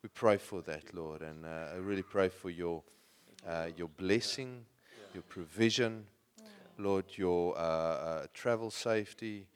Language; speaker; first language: English; non-native, local second language; Afrikaans